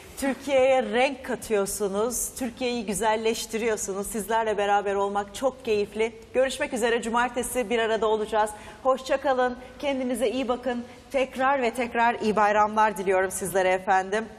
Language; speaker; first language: Turkish; native; Turkish